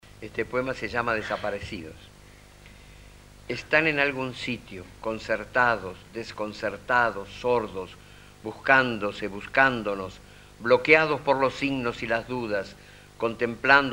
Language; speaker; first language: Spanish; native; Spanish